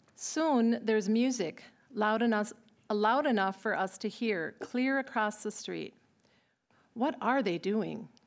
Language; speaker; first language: English; native; English